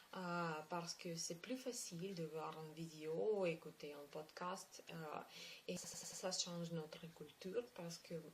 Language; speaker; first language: French; non-native, learner; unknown